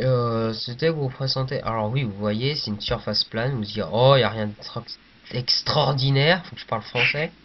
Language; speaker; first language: French; native; French